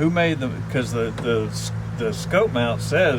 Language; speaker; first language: English; native; English